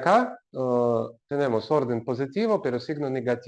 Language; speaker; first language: Spanish; non-native, learner; Russian